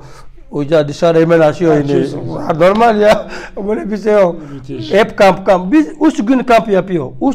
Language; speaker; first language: Turkish; non-native, learner; French